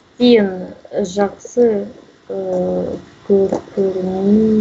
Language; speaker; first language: Kazakh; non-native, learner; Russian